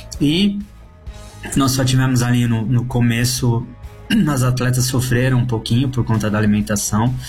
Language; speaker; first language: Portuguese; native; Portuguese